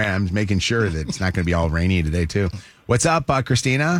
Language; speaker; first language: English; native; English